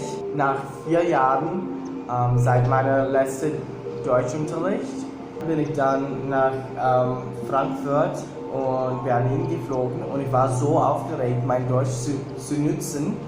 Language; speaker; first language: German; non-native, fluent; Portuguese